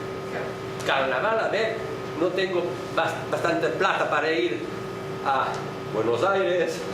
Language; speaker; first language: Spanish; non-native, learner; French